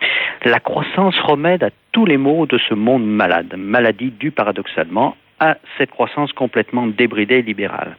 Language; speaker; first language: French; native; French